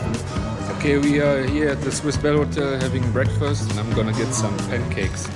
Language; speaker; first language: English; non-native, fluent; German